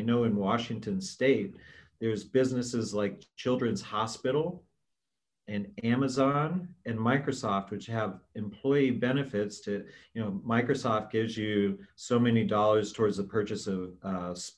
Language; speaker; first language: English; native; English